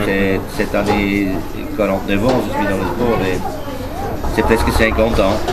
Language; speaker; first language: French; non-native, learner; Dutch